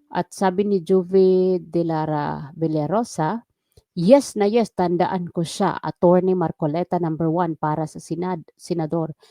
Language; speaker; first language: Filipino; non-native, local second language; Waray